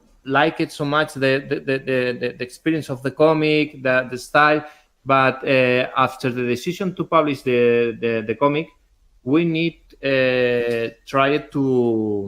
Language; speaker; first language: English; non-native, learner; Spanish